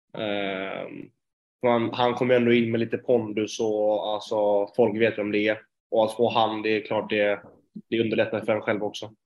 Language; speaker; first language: Swedish; native; Swedish